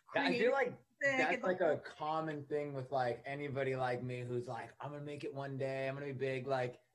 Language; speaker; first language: English; native; English